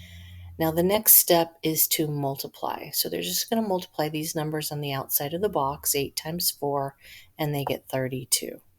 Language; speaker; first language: English; native; English